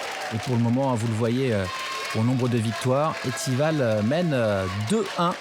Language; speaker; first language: French; native; French